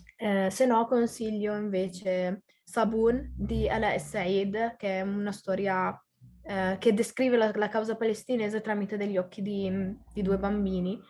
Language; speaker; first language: Italian; early bilingual, other home language; Arabic